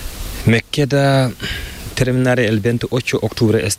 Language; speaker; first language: Spanish; non-native, learner; Fula